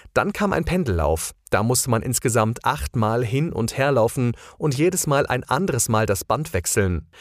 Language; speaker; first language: German; native; German